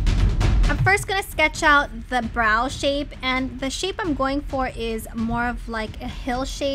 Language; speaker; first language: English; native; English